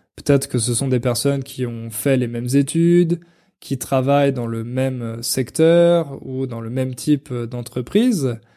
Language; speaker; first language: French; native; French